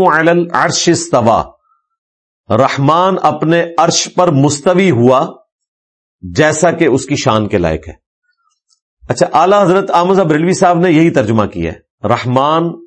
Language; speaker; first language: Urdu; non-native, local second language; Punjabi